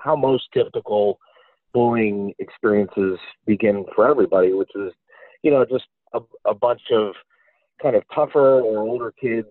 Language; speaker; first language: English; native; English